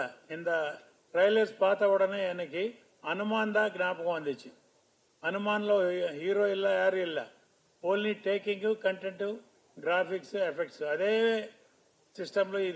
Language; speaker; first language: Tamil; non-native, learner; Telugu